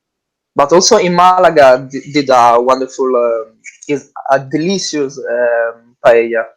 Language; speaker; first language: English; non-native, learner; Italian